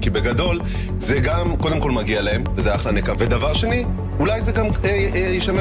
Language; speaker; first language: Hebrew; native; Hebrew